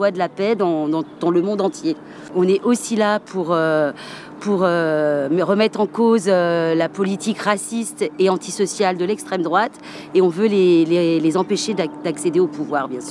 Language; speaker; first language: French; native; French